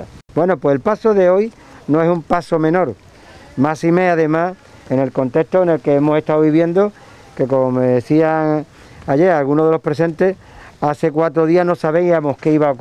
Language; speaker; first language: Spanish; native; Spanish